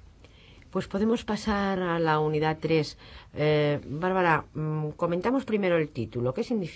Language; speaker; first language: Spanish; native; Spanish